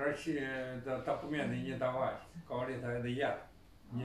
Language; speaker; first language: Russian; non-native, learner; Chinese